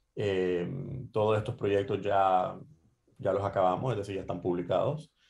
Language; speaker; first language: Spanish; native; Spanish